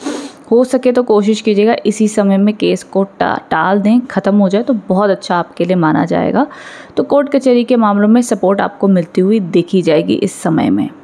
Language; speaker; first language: Hindi; native; Hindi